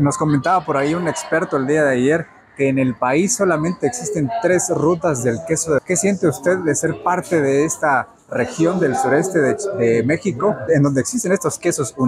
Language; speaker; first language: Spanish; native; Spanish